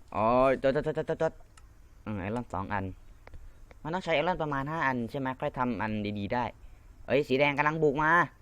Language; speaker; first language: Thai; non-native, local second language; Lao